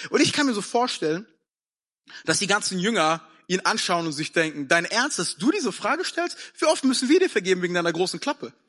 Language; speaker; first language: German; early bilingual, other home language; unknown